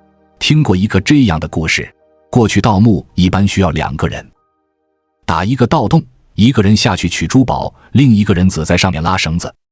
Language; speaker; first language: Chinese; native; Chinese